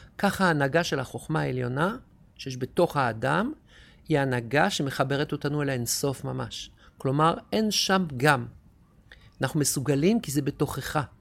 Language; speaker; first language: Hebrew; non-native, fluent; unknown